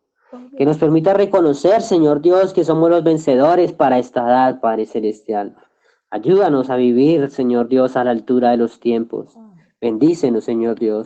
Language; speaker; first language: Spanish; native; Spanish